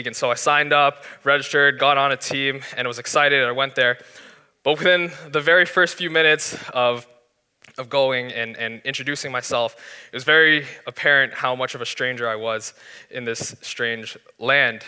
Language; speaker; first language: English; native; English